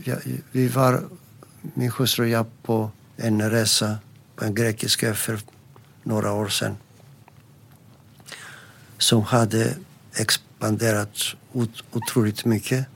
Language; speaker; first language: Swedish; non-native, fluent; Greek